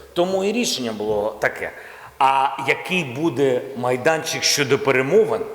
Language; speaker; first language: Ukrainian; non-native, local second language; Russian